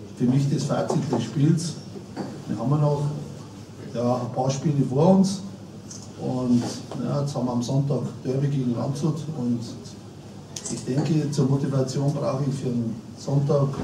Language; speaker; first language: German; native; German